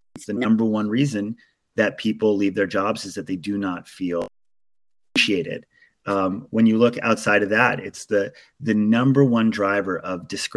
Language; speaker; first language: English; native; English